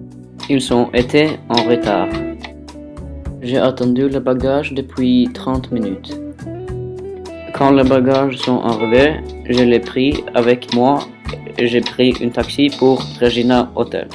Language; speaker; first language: French; non-native, learner; Norwegian